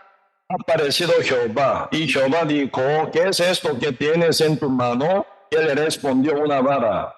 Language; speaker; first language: Spanish; non-native, learner; Korean